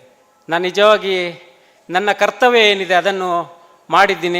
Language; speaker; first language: Kannada; native; Kannada